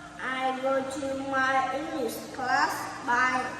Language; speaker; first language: English; non-native, learner; Vietnamese